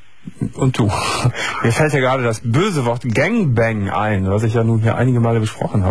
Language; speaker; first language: German; native; German